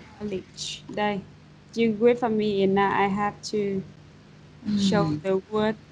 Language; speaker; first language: English; non-native, fluent; Vietnamese